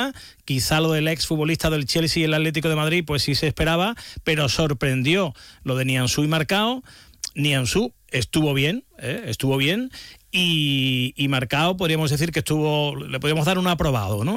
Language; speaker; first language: Spanish; native; Spanish